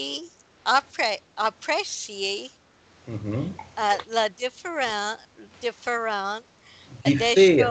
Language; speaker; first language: French; non-native, learner; English